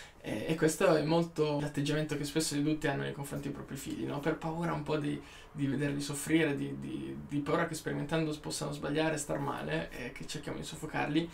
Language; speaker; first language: Italian; native; Italian